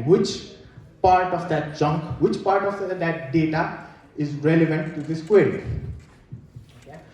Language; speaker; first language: English; non-native, local second language; Nepali